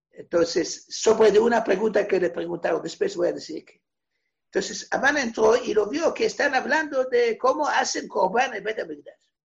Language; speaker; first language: Spanish; non-native, fluent; Hebrew